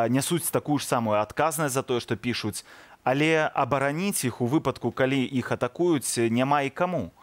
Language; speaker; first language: Belarusian; native; Belarusian